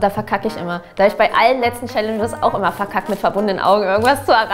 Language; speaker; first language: German; native; German